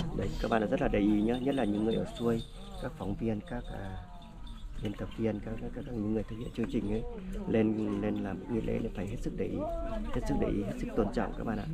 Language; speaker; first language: Vietnamese; non-native, local second language; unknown